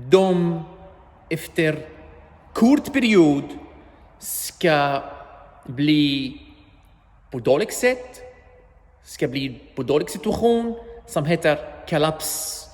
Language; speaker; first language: Swedish; non-native, learner; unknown